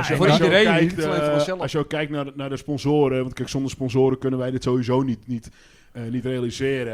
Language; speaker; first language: Dutch; native; Dutch